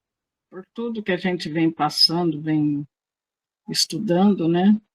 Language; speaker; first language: Portuguese; native; Portuguese